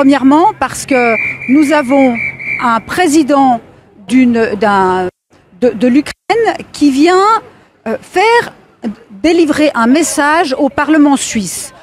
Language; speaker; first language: French; native; French